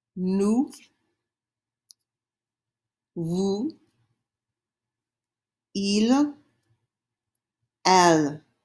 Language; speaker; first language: French; non-native, fluent; English